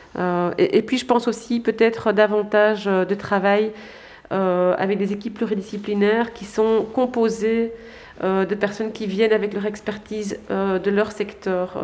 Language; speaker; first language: French; native; French